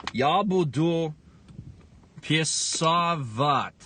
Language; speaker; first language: Russian; non-native, learner; English